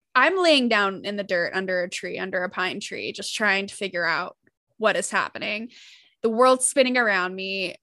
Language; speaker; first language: English; native; English